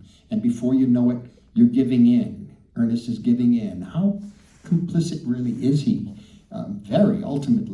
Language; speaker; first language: English; native; English